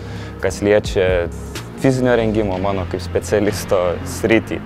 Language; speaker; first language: Lithuanian; native; Lithuanian